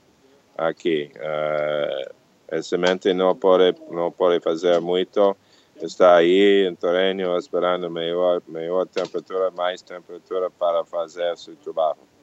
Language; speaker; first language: Portuguese; non-native, fluent; English